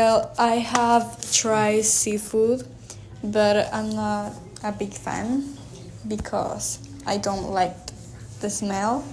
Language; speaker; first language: English; non-native, learner; Spanish